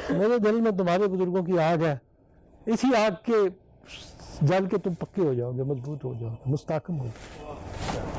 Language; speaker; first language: Urdu; non-native, local second language; Punjabi